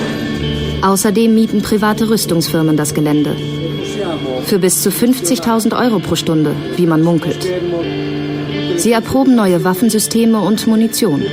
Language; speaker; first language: German; native; German